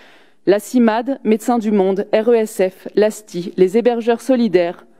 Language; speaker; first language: French; native; French